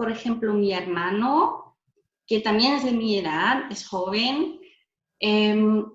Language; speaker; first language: Spanish; non-native, fluent; German